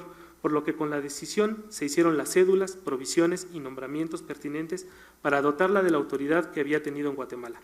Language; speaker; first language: Spanish; native; Spanish